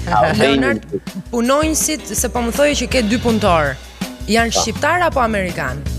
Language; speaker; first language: Albanian; native; Albanian